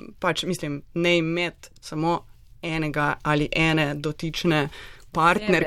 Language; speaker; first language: Slovenian; native; Slovenian